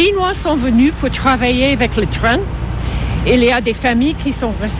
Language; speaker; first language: French; non-native, fluent; English